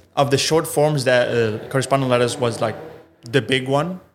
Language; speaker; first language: English; non-native, fluent; Italian